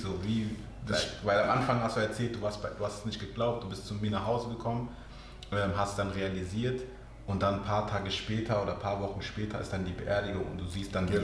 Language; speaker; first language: German; early bilingual, other home language; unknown